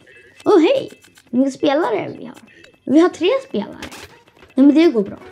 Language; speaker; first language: Swedish; non-native, learner; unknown